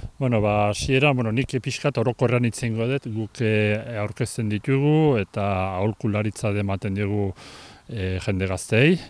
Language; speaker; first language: Basque; native; Basque